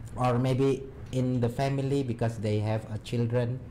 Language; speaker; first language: English; non-native, learner; Indonesian